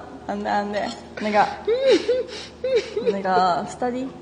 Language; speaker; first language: Korean; non-native, learner; Japanese